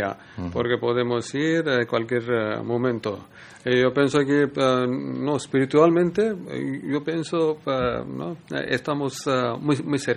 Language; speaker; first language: Spanish; non-native, learner; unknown